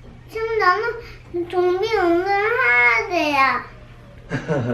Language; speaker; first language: Korean; early bilingual, heritage; Korean